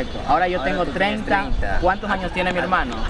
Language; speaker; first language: Spanish; native; Spanish